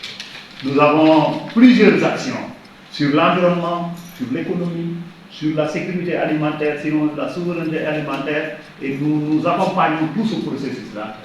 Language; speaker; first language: French; non-native, local second language; Wolof